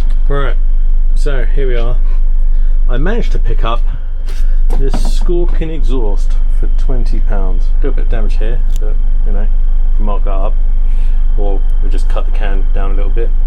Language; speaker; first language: English; native; English